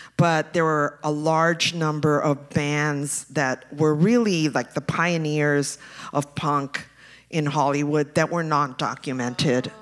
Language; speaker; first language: English; early bilingual, other home language; Spanish